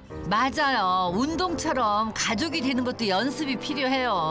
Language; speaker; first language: Korean; native; Korean